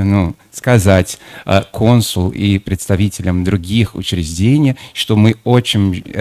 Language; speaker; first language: Russian; non-native, fluent; Portuguese